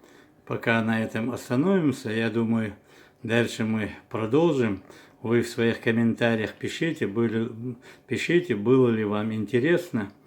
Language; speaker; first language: Russian; non-native, local second language; Chechen